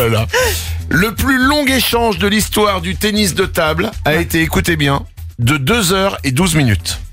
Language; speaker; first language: French; native; French